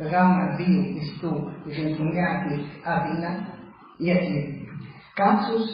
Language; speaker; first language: Greek; non-native, learner; Arabic